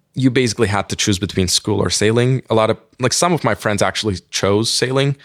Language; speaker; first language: English; non-native, fluent; Turkish